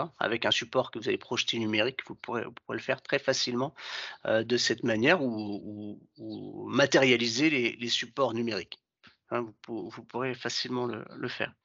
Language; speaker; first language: French; native; French